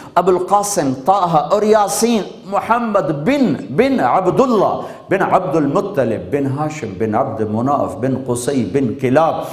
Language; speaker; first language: Urdu; non-native, local second language; Punjabi